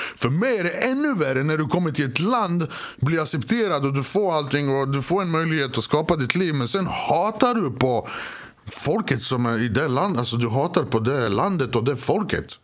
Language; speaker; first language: Swedish; early bilingual, other home language; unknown